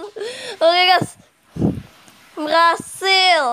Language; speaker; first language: Indonesian; native; Indonesian